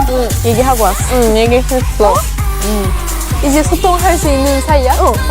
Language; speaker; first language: Korean; non-native, fluent; Japanese